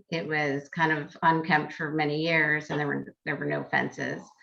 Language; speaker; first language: English; native; English